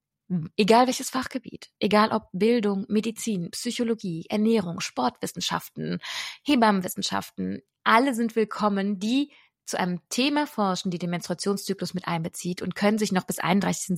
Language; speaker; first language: German; native; German